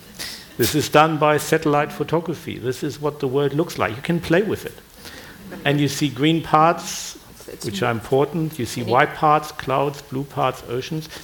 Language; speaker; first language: English; non-native, fluent; German